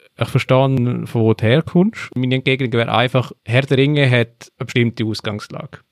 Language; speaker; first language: German; native; German